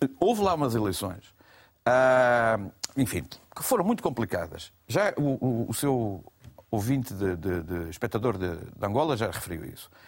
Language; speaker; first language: Portuguese; native; Portuguese